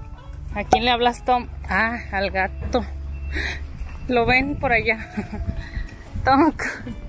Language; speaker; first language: Spanish; native; Spanish